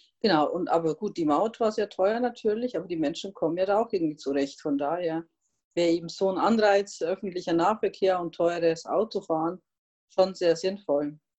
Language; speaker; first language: German; non-native, fluent; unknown